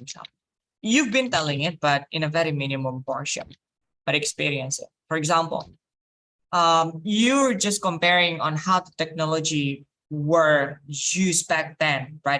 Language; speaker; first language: English; non-native, fluent; Indonesian